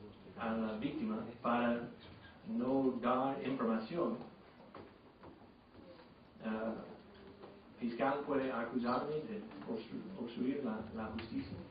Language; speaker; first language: Spanish; non-native, fluent; English